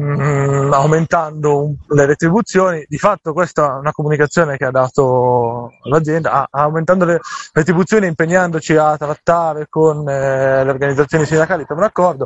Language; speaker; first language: Italian; native; Italian